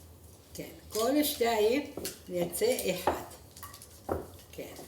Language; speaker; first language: Hebrew; non-native, fluent; Arabic